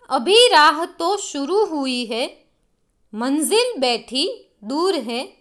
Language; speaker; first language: Hindi; non-native, local second language; Gujarati